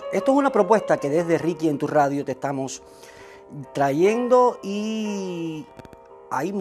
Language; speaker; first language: Spanish; native; Spanish